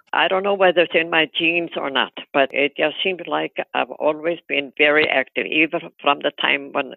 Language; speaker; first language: English; non-native, fluent; Icelandic